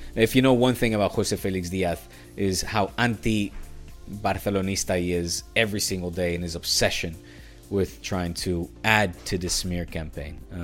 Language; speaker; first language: English; early bilingual, other home language; Spanish